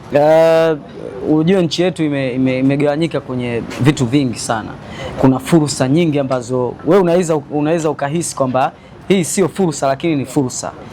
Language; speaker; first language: Swahili; native; Swahili